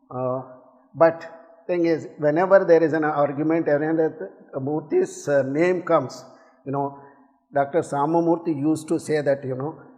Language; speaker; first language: English; non-native, local second language; Telugu